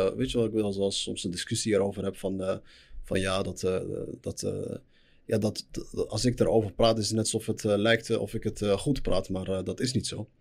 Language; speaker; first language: Dutch; early bilingual, other home language; Arabic